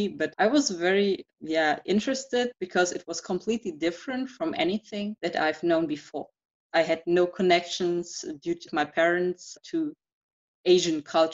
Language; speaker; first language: English; non-native, fluent; German